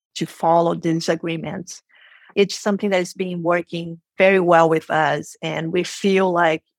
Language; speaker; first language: English; non-native, fluent; Portuguese